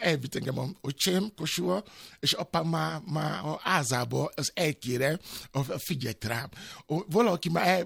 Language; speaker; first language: Hungarian; non-native, learner; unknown